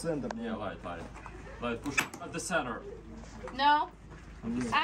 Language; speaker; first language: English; non-native, learner; Russian